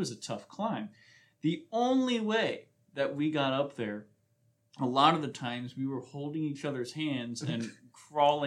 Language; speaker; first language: English; native; English